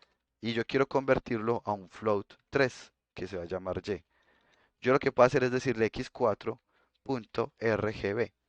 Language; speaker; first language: Spanish; native; Spanish